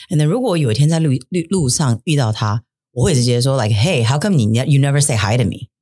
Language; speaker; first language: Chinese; early bilingual, heritage; Chinese